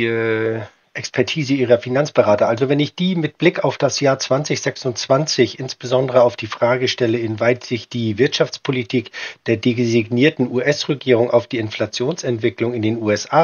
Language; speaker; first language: German; native; German